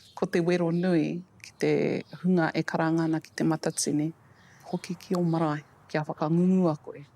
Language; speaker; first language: Māori; native; Māori